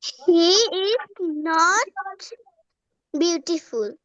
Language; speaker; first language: English; non-native, learner; Bangla